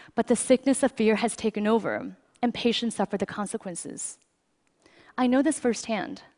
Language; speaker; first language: English; early bilingual, other home language; Chinese